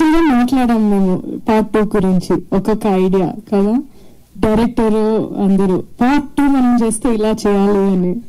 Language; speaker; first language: Telugu; non-native, fluent; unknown